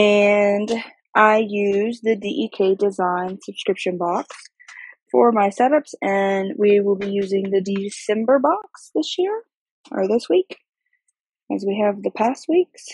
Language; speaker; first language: English; native; English